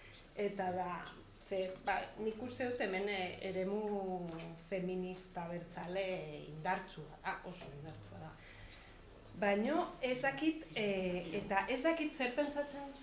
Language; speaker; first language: Basque; non-native, fluent; Catalan